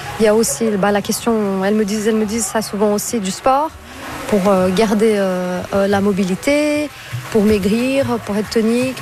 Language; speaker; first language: French; non-native, fluent; Portuguese